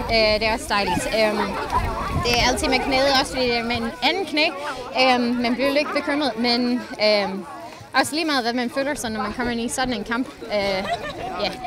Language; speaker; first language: Danish; non-native, fluent; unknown